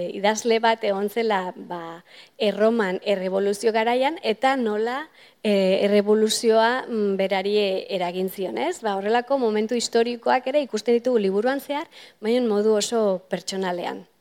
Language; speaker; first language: Basque; native; Basque